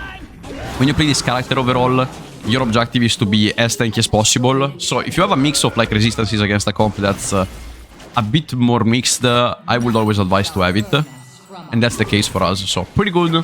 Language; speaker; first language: English; non-native, fluent; Italian